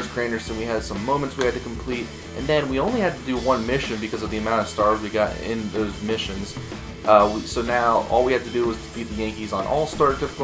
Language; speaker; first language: English; native; English